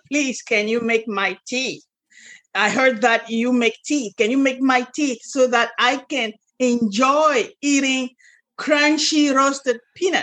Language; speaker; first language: English; non-native, local second language; French